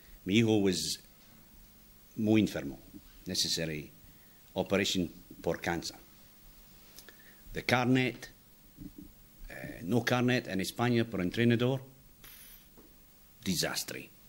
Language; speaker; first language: Spanish; non-native, learner; English